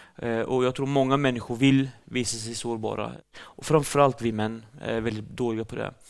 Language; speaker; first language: Swedish; early bilingual, other home language; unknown